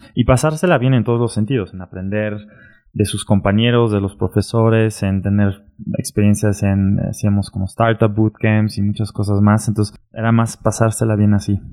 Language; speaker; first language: Spanish; early bilingual, heritage; German